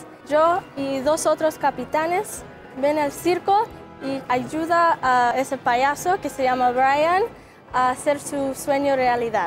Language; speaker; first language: Spanish; non-native, local second language; English